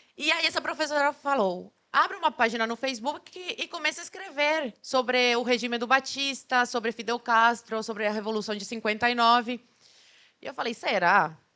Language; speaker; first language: Portuguese; early bilingual, other home language; Spanish